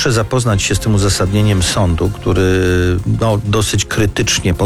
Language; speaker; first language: Polish; native; Polish